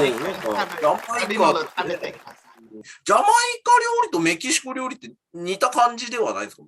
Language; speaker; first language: Japanese; native; Japanese